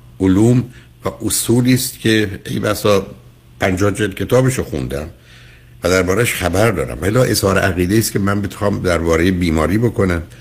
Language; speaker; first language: Persian; native; Persian